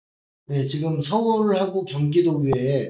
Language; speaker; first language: Korean; native; Korean